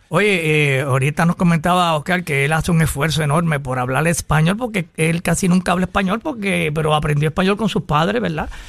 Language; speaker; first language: Spanish; native; Spanish